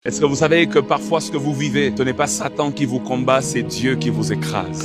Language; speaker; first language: French; non-native, local second language; Lingala